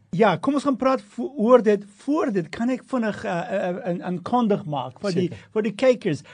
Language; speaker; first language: Afrikaans; non-native, fluent; Turkish